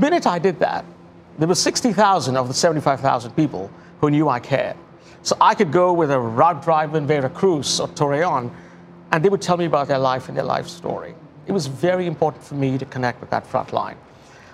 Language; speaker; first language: English; non-native, local second language; Tamil